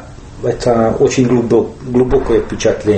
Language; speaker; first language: Russian; non-native, learner; Hungarian